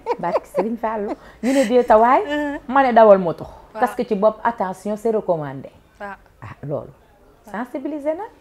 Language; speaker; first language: Wolof; non-native, local second language; Fula